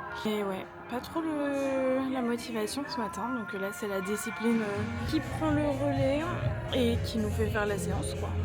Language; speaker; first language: French; native; French